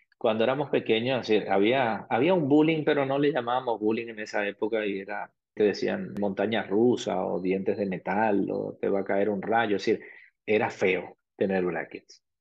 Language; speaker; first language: Spanish; early bilingual, other home language; Arabic